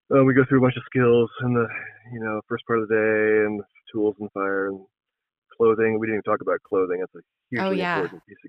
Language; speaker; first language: English; native; English